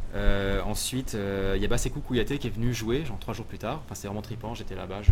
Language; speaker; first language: French; native; French